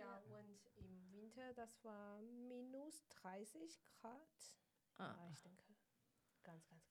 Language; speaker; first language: German; non-native, learner; Chinese